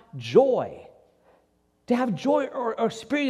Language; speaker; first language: English; native; English